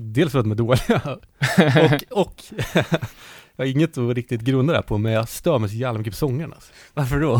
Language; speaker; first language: Swedish; native; Swedish